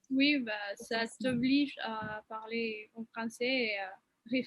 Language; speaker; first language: French; non-native, fluent; Spanish